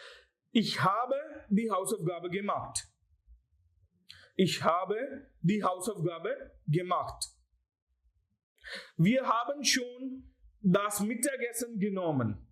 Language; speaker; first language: German; non-native, learner; Gujarati